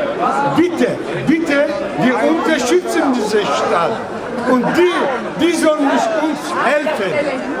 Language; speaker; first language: German; non-native, learner; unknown